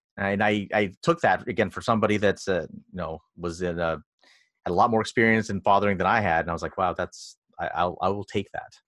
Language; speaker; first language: English; early bilingual, other home language; Filipino